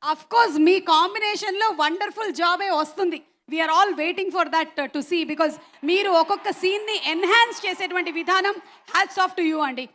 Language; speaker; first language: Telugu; native; Telugu